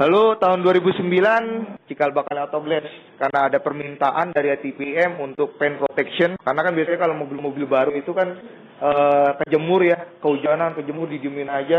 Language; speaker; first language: Malay; native; Malay